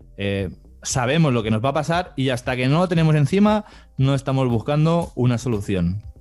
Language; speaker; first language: Spanish; native; Spanish